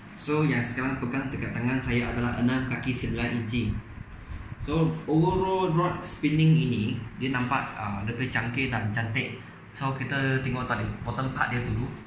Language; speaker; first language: Malay; non-native, local second language; Chinese